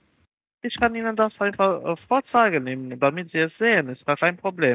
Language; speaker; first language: German; non-native, learner; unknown